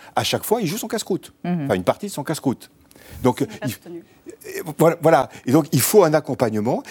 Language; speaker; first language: French; native; French